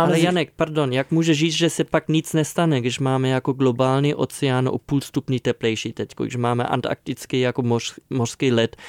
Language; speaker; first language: Czech; non-native, fluent; German